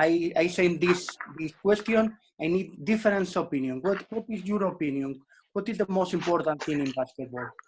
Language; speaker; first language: English; non-native, learner; Spanish